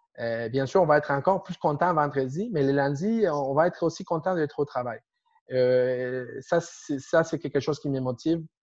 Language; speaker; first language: French; non-native, fluent; Spanish